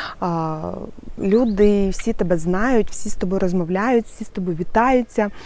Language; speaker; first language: Ukrainian; native; Ukrainian